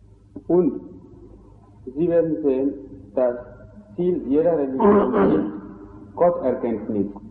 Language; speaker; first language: German; non-native, fluent; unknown